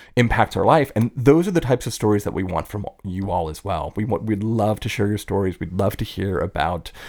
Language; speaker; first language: English; native; English